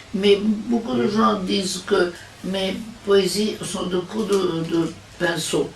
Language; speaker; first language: French; non-native, fluent; Italian